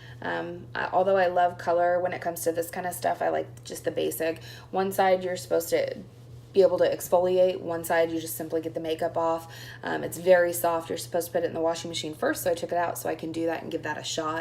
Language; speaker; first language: English; native; English